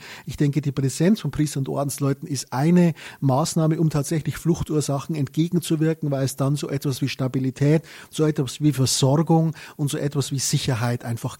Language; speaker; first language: German; native; German